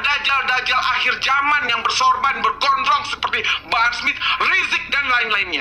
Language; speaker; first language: Indonesian; native; Indonesian